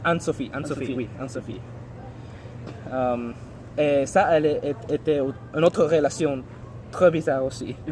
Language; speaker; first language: French; non-native, learner; English